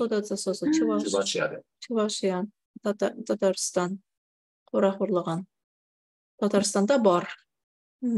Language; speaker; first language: Japanese; non-native, fluent; Tatar